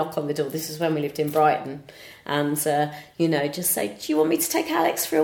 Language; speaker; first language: English; native; English